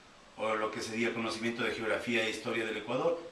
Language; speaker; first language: Spanish; native; Spanish